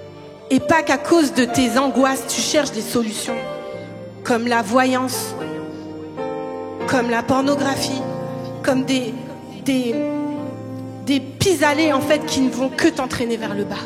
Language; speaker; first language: French; native; French